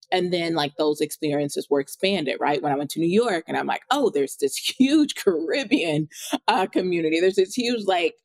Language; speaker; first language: English; native; English